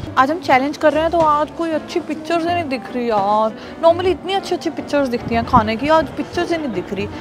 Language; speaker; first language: Hindi; native; Hindi